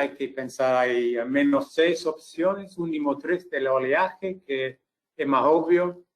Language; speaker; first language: Spanish; non-native, fluent; English